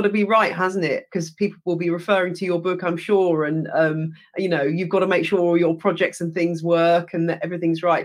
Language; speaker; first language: English; native; English